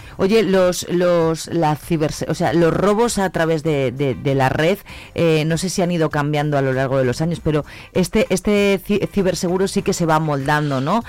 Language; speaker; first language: Spanish; native; Spanish